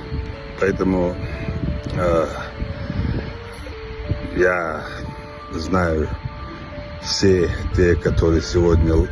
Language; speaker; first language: Russian; non-native, local second language; Chechen